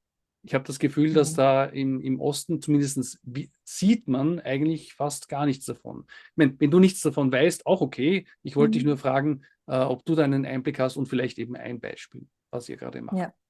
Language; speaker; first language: German; native; German